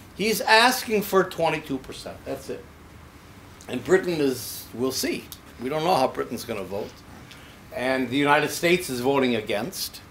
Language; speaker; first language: English; native; English